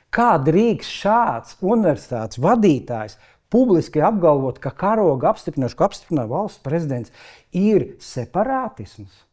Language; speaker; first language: Latvian; native; Latvian